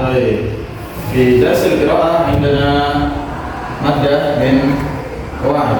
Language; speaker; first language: Arabic; non-native, fluent; Indonesian